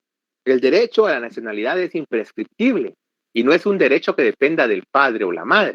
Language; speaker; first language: Spanish; native; Spanish